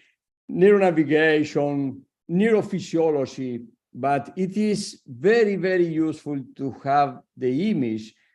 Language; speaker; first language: English; non-native, fluent; Spanish